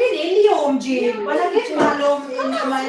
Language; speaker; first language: Arabic; non-native, learner; Indonesian